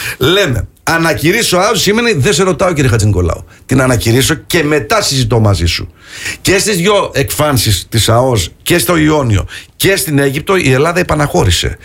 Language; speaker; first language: Greek; early bilingual, heritage; Greek